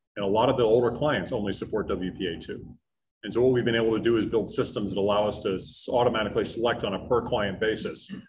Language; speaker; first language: English; native; English